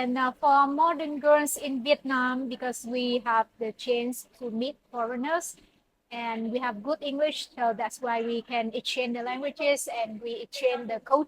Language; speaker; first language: English; non-native, learner; Vietnamese